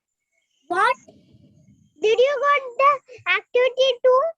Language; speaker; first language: English; non-native, learner; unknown